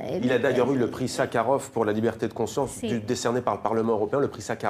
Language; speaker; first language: French; native; French